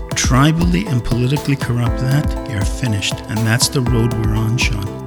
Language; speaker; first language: English; early bilingual, other home language; Italian